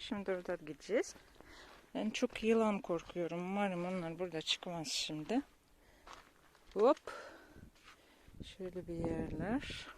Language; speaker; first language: Turkish; non-native, learner; Russian